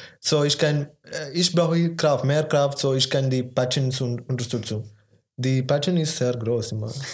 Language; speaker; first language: German; non-native, learner; Malayalam